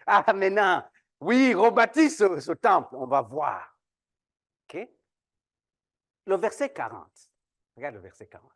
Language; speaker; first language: French; non-native, local second language; Kinyarwanda